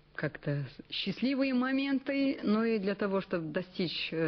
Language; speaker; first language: Russian; non-native, local second language; Kazakh